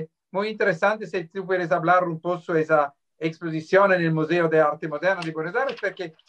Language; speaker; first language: Spanish; non-native, fluent; Swiss German